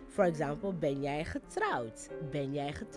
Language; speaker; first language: Dutch; non-native, fluent; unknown